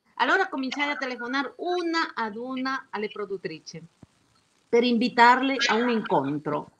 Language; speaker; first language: Italian; non-native, fluent; Spanish